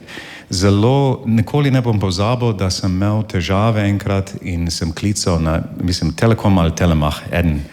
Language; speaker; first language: Slovenian; non-native, fluent; English